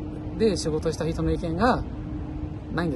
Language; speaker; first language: Japanese; non-native, fluent; Portuguese